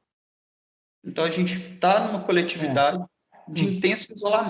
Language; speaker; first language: Portuguese; native; Portuguese